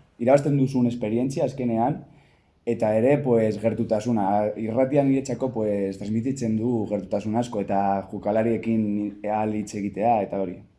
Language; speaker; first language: Basque; non-native, local second language; Spanish